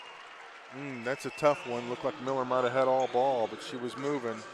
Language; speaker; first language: English; native; English